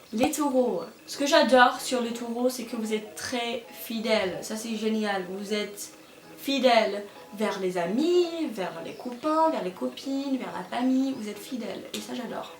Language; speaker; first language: French; non-native, fluent; English